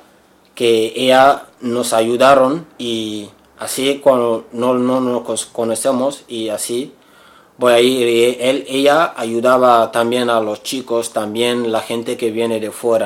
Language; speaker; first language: Spanish; non-native, learner; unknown